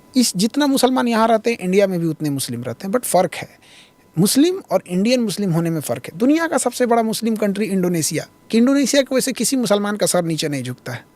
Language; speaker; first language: Hindi; native; Hindi